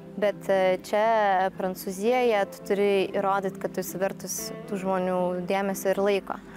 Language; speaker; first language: Lithuanian; native; Lithuanian